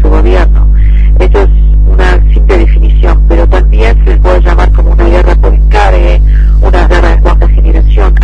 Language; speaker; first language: Spanish; early bilingual, other home language; Arabic